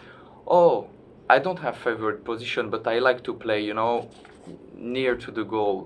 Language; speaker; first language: English; non-native, learner; French